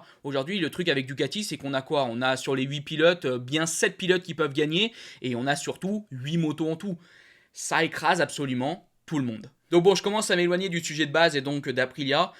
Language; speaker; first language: French; native; French